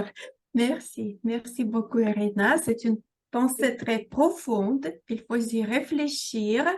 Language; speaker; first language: French; non-native, fluent; Russian